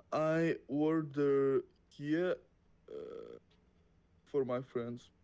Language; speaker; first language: English; non-native, learner; Russian